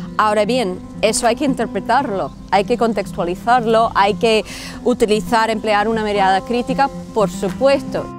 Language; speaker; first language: Spanish; non-native, fluent; English